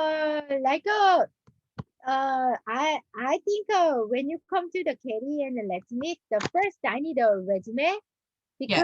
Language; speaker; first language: English; non-native, learner; Korean